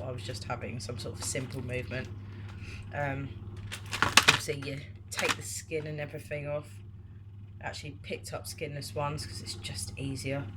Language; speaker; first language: English; native; English